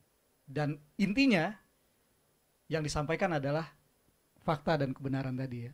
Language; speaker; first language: Indonesian; native; Indonesian